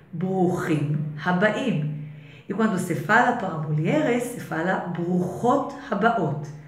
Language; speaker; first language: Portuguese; non-native, fluent; Hebrew